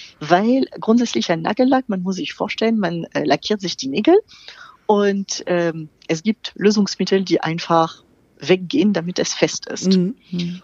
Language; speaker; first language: German; non-native, fluent; French